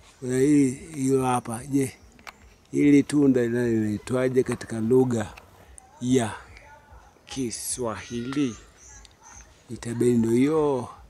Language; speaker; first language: Swahili; non-native, local second language; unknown